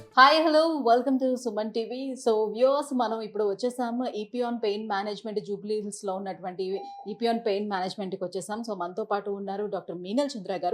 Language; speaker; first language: Telugu; native; Telugu